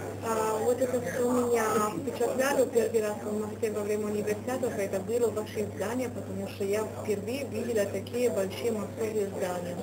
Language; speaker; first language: Russian; non-native, fluent; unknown